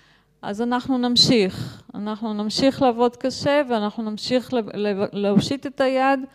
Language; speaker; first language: Hebrew; native; Hebrew